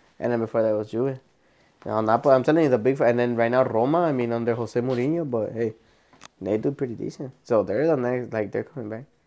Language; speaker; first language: English; early bilingual, other home language; Spanish